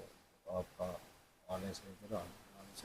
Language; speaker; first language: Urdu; non-native, local second language; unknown